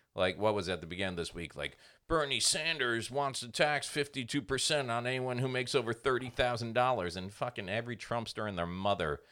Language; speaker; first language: English; native; English